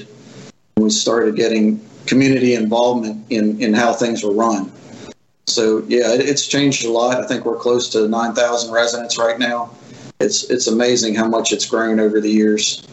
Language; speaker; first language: English; native; English